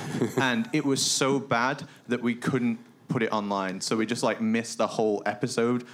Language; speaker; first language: English; native; English